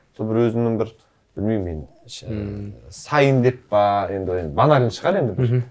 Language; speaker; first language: Kazakh; native; Kazakh